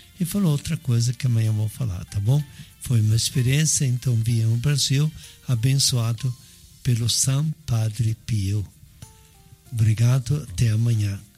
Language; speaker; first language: Portuguese; non-native, fluent; Italian